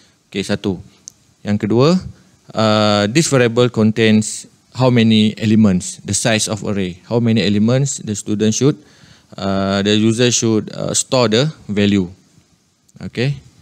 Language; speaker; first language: English; non-native, local second language; Malay